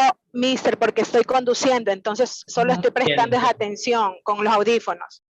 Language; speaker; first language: Spanish; native; Spanish